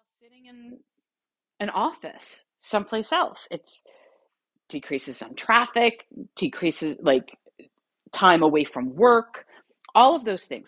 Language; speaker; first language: English; native; English